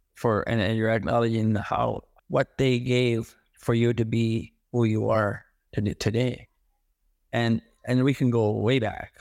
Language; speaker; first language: English; non-native, fluent; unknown